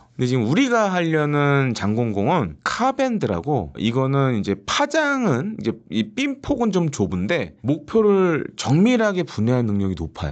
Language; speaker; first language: Korean; native; Korean